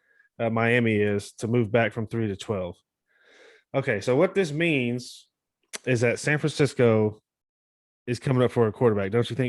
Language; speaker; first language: English; native; English